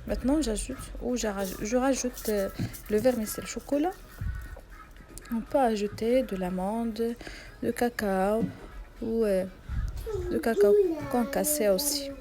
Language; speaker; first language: French; non-native, local second language; Arabic